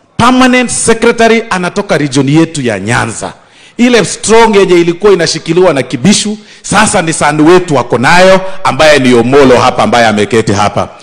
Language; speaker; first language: Swahili; non-native, local second language; Gusii